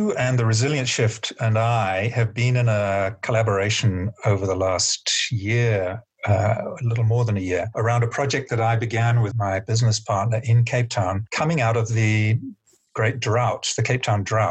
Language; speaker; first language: English; native; English